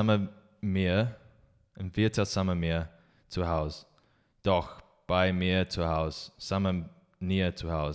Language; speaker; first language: German; non-native, learner; English